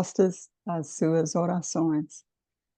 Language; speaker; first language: Portuguese; non-native, fluent; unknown